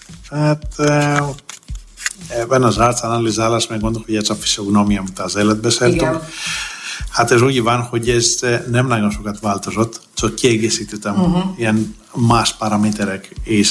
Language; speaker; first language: Hungarian; non-native, fluent; Greek